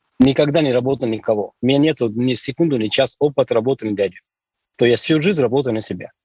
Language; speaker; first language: Russian; non-native, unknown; Hindi